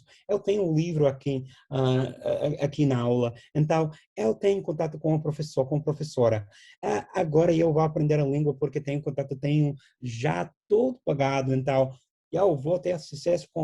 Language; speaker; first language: Portuguese; non-native, fluent; English